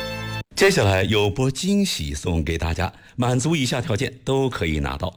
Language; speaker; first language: Chinese; native; Chinese